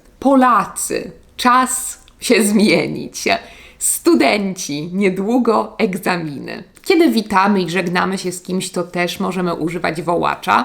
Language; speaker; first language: Polish; native; Polish